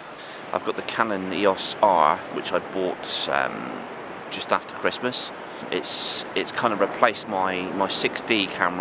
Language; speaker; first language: English; native; English